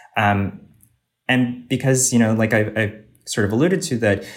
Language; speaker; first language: English; native; English